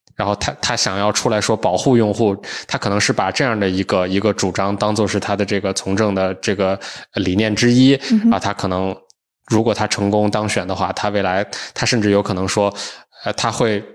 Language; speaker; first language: Chinese; native; Chinese